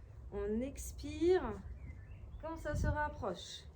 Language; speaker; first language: French; native; French